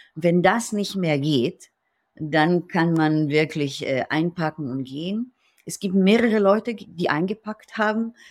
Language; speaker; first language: German; non-native, fluent; Hebrew